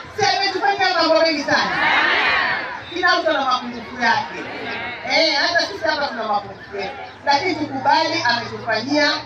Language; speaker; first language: Swahili; non-native, local second language; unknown